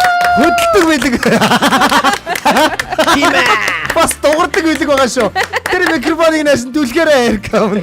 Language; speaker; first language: Mongolian; native; Mongolian